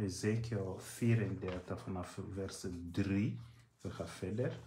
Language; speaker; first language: Dutch; non-native, fluent; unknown